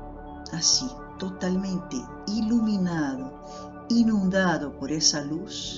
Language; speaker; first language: Spanish; non-native, fluent; Portuguese